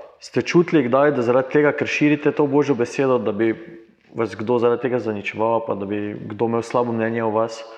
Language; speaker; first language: Slovenian; native; Slovenian